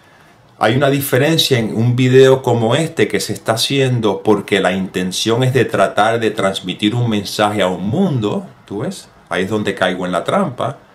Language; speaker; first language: Spanish; native; Spanish